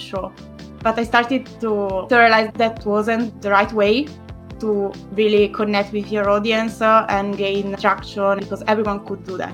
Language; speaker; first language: English; non-native, fluent; Italian